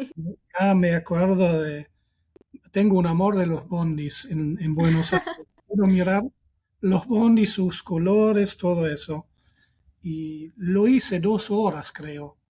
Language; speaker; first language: Spanish; non-native, fluent; German